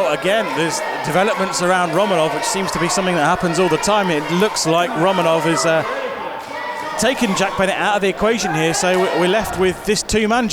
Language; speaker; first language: English; native; English